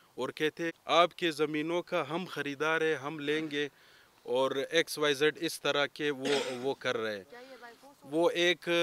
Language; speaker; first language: Urdu; non-native, local second language; Pashto